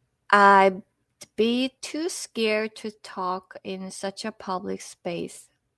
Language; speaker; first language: English; non-native, fluent; Korean